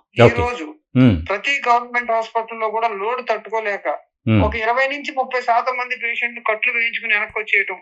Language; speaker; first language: Telugu; native; Telugu